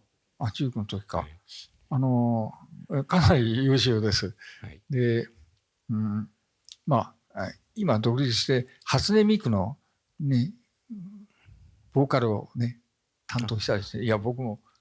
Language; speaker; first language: Japanese; native; Japanese